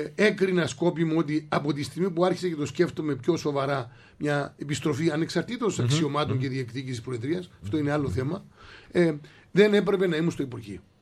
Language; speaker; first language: Greek; native; Greek